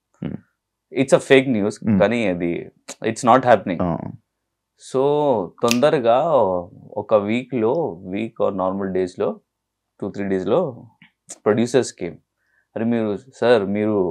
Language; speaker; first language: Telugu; non-native, learner; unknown